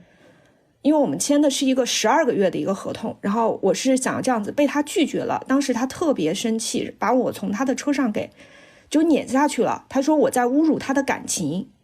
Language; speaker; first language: Chinese; native; Chinese